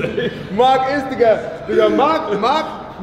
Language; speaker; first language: German; native; German